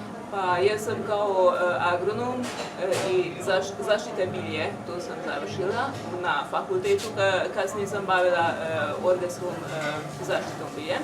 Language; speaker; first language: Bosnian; non-native, local second language; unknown